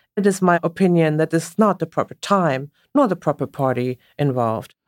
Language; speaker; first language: English; non-native, fluent; German